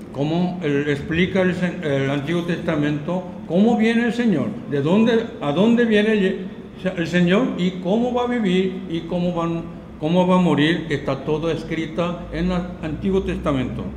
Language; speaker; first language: Spanish; non-native, learner; Korean